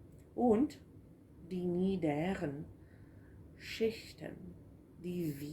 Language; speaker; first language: German; non-native, learner; English